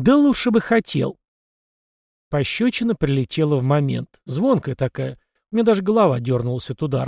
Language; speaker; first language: Russian; native; Russian